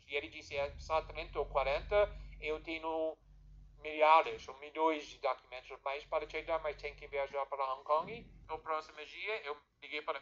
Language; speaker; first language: Portuguese; non-native, fluent; English